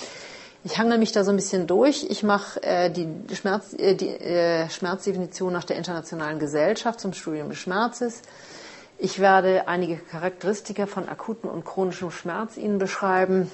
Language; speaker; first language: German; native; German